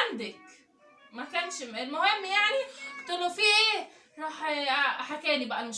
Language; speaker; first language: Arabic; native; Arabic